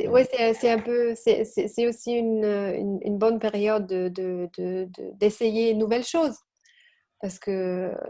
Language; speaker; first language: French; non-native, learner; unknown